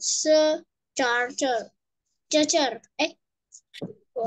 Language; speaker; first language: Chinese; non-native, learner; Indonesian